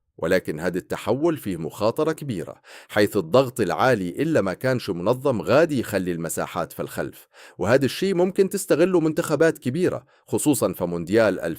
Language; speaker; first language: Arabic; native; Arabic